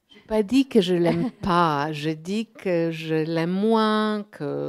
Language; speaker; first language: French; non-native, fluent; Polish